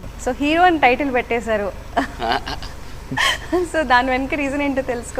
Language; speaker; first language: Telugu; native; Telugu